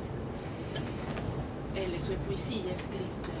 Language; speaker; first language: Italian; non-native, fluent; Spanish